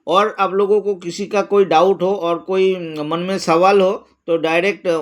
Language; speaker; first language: Hindi; non-native, local second language; Bangla